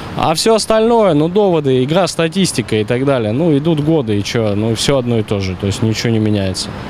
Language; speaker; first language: Russian; native; Russian